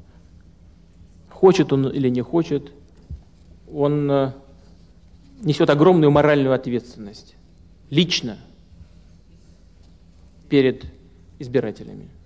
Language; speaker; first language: Russian; native; Russian